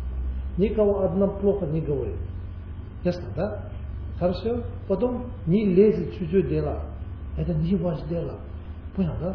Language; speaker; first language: Russian; non-native, learner; Tibetan